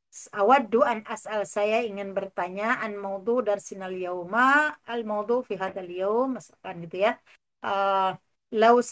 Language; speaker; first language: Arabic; non-native, fluent; Indonesian